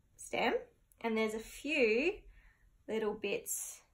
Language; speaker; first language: English; native; English